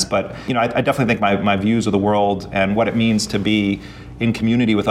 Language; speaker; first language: English; native; English